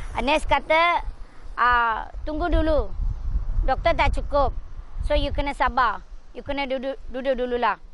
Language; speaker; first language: Malay; non-native, local second language; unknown